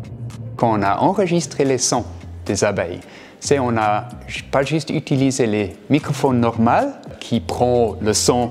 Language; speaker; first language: French; non-native, fluent; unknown